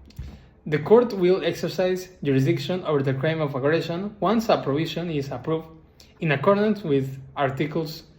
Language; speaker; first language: English; non-native, learner; Spanish